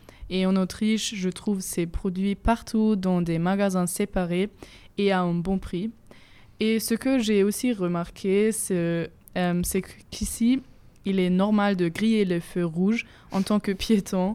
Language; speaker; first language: French; non-native, fluent; German